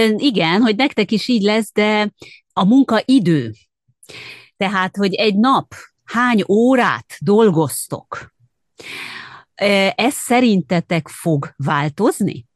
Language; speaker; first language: Hungarian; native; Hungarian